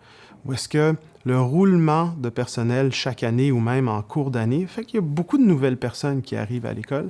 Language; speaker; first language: French; native; French